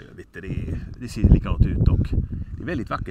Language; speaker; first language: Swedish; native; Swedish